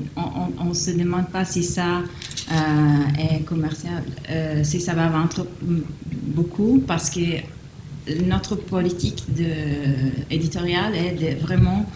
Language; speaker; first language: French; non-native, fluent; Italian